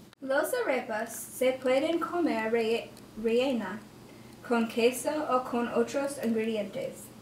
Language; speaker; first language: Spanish; non-native, learner; English